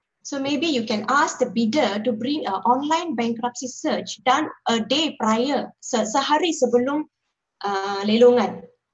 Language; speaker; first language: English; non-native, local second language; Tamil